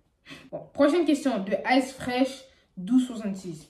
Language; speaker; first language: French; native; French